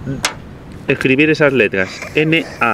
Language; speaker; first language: Spanish; native; Spanish